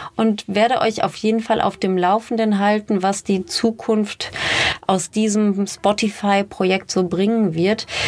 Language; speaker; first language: German; native; German